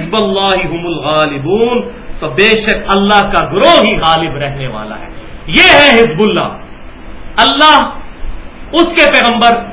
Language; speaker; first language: Urdu; non-native, local second language; Punjabi